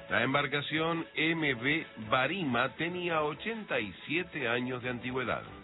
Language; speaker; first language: Spanish; native; Spanish